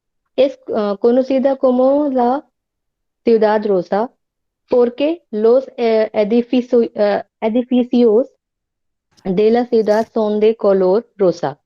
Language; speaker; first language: Spanish; non-native, learner; Hindi